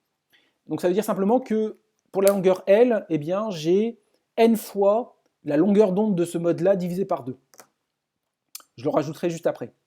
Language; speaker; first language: French; native; French